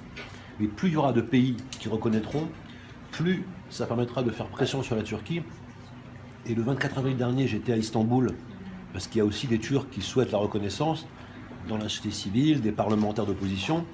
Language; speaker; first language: French; native; French